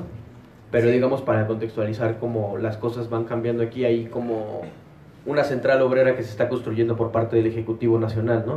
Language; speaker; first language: Spanish; native; Spanish